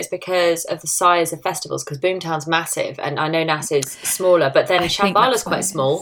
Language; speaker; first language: English; native; English